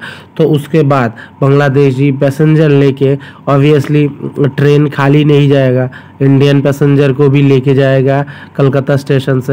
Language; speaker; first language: Hindi; non-native, local second language; Bangla